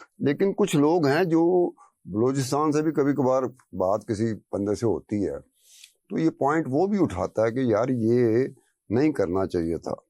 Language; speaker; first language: Urdu; non-native, local second language; Brahui